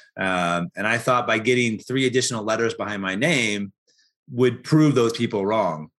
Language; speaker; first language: English; native; English